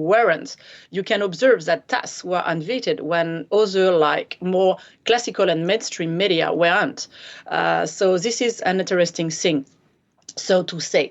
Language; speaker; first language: English; non-native, fluent; French